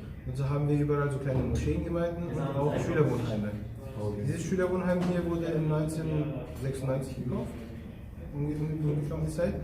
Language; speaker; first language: German; early bilingual, other home language; Turkish